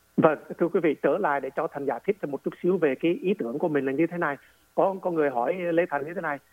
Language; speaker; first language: Vietnamese; native; Vietnamese